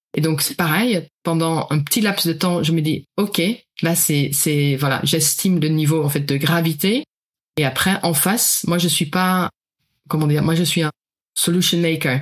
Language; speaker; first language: French; non-native, fluent; Dutch